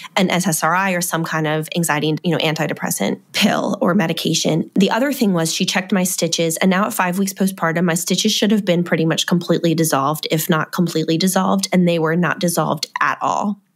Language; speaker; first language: English; native; English